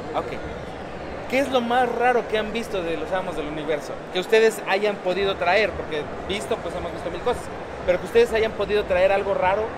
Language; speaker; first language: Spanish; native; Spanish